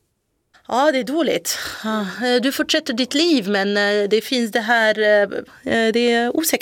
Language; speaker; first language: Swedish; non-native, fluent; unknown